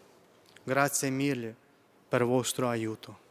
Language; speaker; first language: Italian; non-native, fluent; Ukrainian